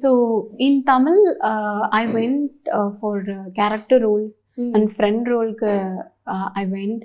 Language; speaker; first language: Telugu; non-native, learner; Tamil